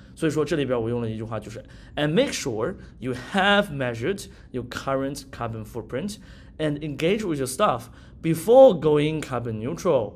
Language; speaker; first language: English; non-native, fluent; Chinese